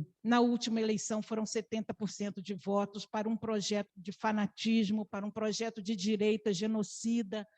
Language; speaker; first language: Portuguese; native; Portuguese